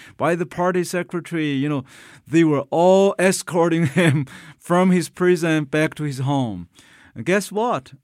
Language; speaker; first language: English; non-native, fluent; Chinese